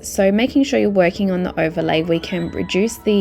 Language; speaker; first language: English; native; English